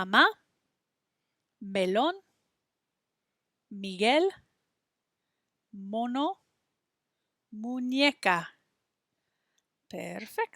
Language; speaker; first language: Spanish; non-native, fluent; English